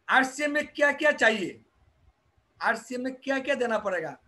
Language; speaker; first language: Hindi; non-native, local second language; Bangla